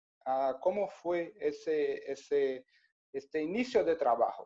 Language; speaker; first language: Spanish; non-native, learner; Portuguese